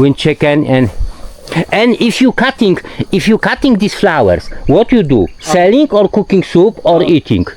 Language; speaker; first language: English; non-native, learner; Polish